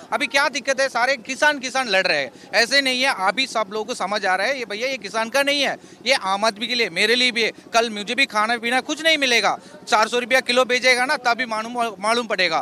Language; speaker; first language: Hindi; non-native, local second language; Tamil